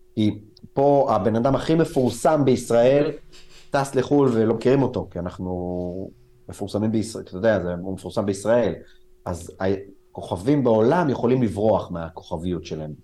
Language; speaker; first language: Hebrew; native; Hebrew